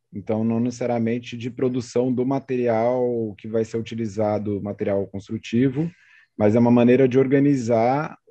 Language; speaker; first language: Portuguese; native; Portuguese